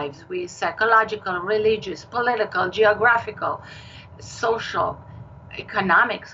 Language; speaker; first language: English; non-native, fluent; Hebrew